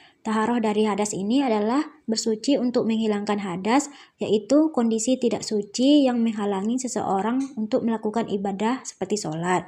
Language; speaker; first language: Indonesian; native; Indonesian